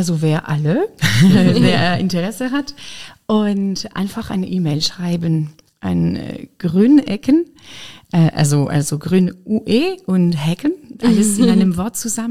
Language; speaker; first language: German; non-native, fluent; French